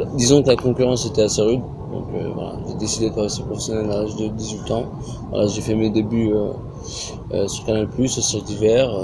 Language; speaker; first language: French; early bilingual, other home language; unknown